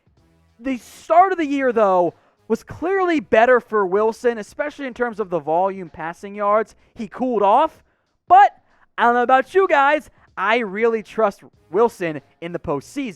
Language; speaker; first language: English; native; English